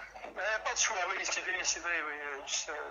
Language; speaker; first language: French; non-native, local second language; Arabic